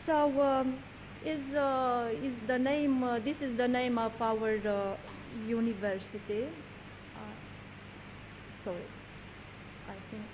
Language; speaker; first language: English; non-native, learner; Romanian